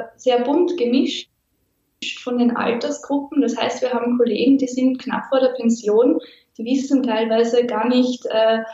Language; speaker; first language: German; native; German